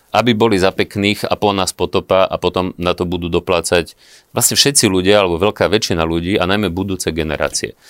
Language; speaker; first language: Slovak; native; Slovak